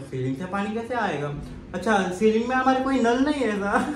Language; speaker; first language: Hindi; non-native, local second language; Marathi